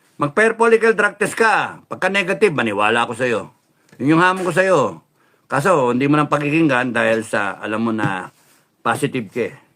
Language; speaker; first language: Filipino; native; Filipino